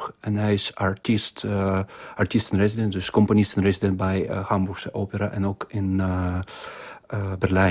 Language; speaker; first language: Dutch; non-native, fluent; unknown